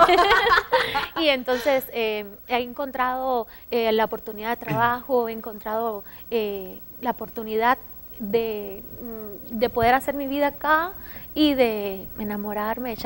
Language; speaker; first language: Spanish; native; Spanish